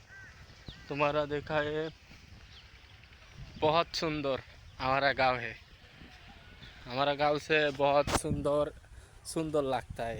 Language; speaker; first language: Hindi; non-native, learner; Bangla